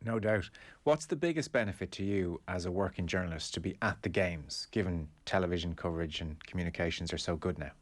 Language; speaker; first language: English; native; English